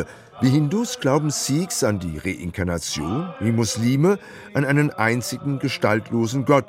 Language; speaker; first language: German; native; German